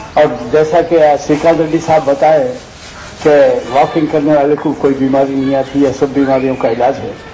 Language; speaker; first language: Hindi; non-native, local second language; Urdu